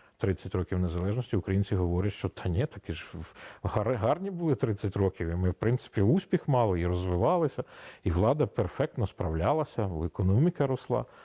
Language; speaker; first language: Ukrainian; native; Ukrainian